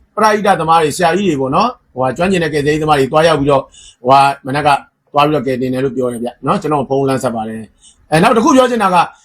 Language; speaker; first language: Burmese; native; Burmese